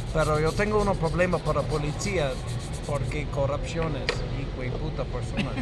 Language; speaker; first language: Spanish; non-native, learner; English